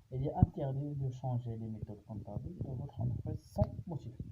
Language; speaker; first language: French; non-native, local second language; Arabic